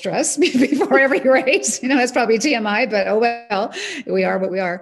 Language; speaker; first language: English; native; English